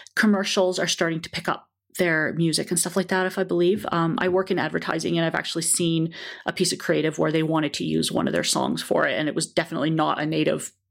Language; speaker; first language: English; native; English